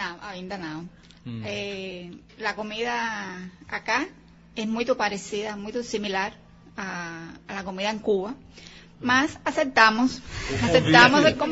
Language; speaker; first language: Portuguese; non-native, learner; Spanish